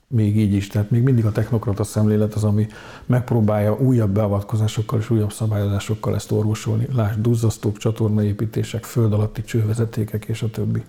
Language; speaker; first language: Hungarian; native; Hungarian